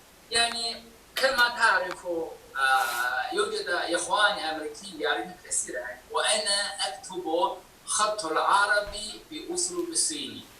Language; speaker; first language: Arabic; non-native, fluent; Chinese